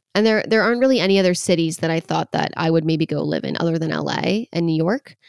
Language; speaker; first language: English; native; English